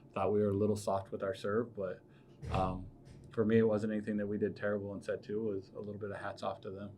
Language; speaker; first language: English; native; English